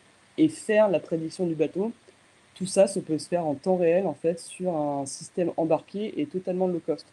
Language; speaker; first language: French; native; French